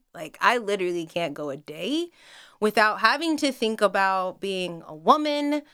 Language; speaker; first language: English; native; English